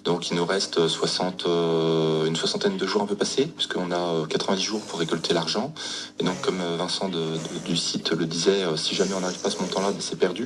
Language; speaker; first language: French; native; French